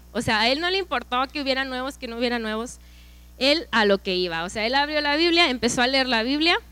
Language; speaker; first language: Spanish; native; Spanish